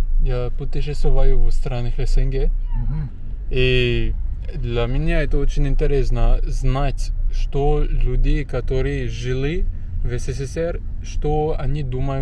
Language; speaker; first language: Russian; non-native, learner; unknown